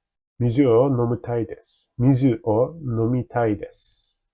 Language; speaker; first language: Japanese; non-native, learner; Turkish